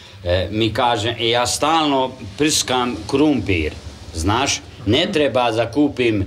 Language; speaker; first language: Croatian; non-native, local second language; Hungarian